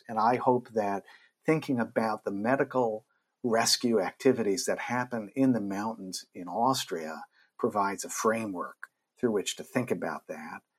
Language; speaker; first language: English; native; English